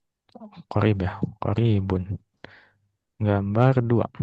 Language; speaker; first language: Arabic; non-native, fluent; Indonesian